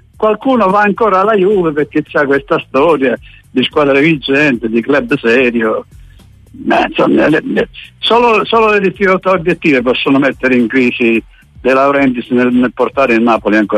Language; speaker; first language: Italian; native; Italian